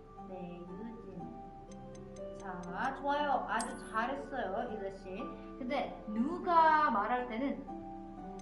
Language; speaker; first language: Korean; non-native, fluent; Indonesian